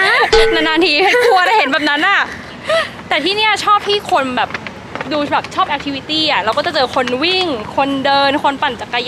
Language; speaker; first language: Thai; native; Thai